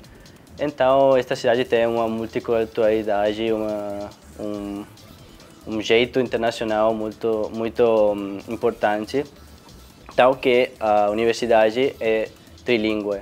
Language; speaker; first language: Portuguese; non-native, fluent; Italian